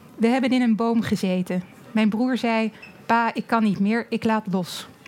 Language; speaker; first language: Dutch; native; Dutch